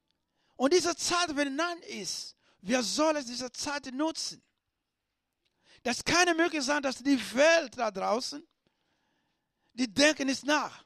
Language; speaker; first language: German; non-native, learner; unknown